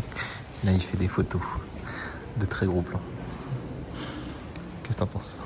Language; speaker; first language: French; native; French